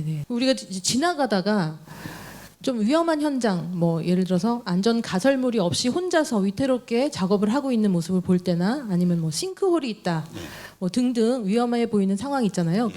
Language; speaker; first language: Korean; native; Korean